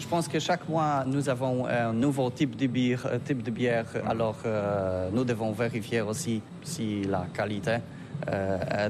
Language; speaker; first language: French; non-native, learner; Polish